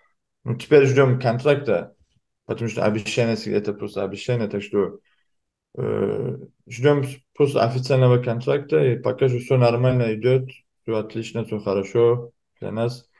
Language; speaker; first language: Russian; early bilingual, heritage; Kumyk